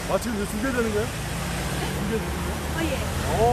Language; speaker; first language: Korean; native; Korean